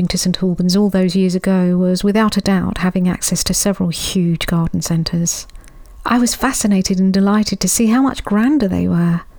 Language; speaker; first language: English; native; English